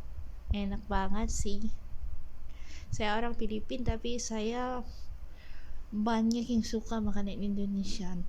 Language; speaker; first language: Indonesian; non-native, learner; Filipino